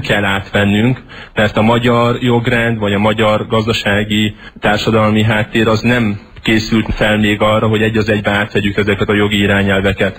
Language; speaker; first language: Hungarian; native; Hungarian